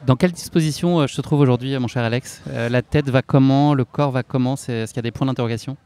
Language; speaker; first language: French; native; French